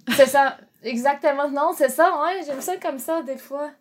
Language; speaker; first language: French; non-native, fluent; Japanese